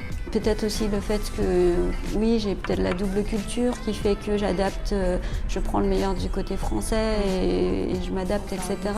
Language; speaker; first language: French; early bilingual, other home language; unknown